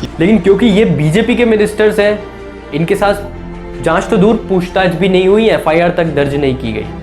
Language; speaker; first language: Hindi; native; Hindi